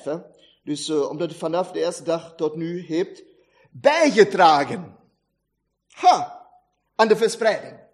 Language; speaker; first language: Dutch; non-native, fluent; German